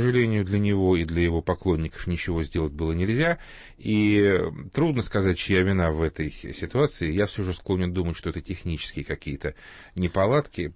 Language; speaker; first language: Russian; native; Russian